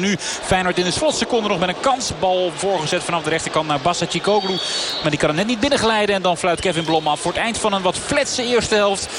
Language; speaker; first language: Dutch; native; Dutch